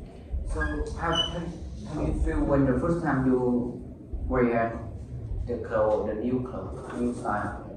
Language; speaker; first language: English; non-native, learner; Vietnamese